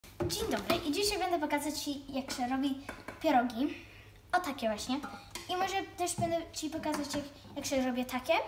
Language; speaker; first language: Polish; early bilingual, heritage; Polish